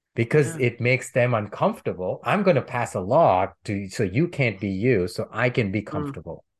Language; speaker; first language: English; non-native, local second language; Gujarati